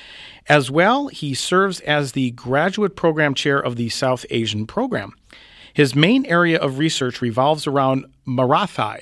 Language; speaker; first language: English; native; English